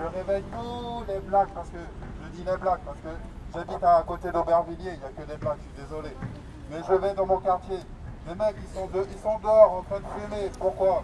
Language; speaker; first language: French; native; French